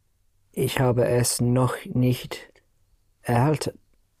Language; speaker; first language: German; non-native, learner; English